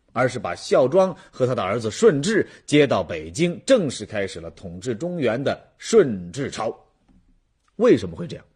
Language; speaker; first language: Chinese; native; Chinese